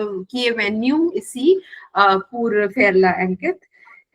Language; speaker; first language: French; non-native, learner; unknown